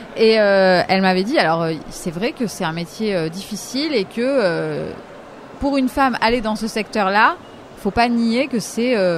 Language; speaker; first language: French; native; French